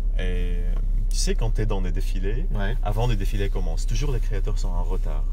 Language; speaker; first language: French; non-native, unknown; Arabic